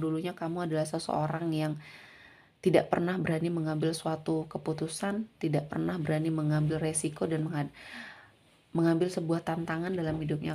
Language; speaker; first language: Indonesian; native; Indonesian